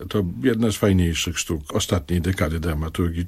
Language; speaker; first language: Polish; native; Polish